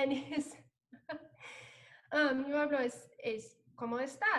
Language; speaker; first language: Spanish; non-native, learner; English